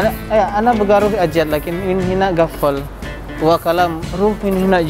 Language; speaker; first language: Arabic; non-native, learner; Indonesian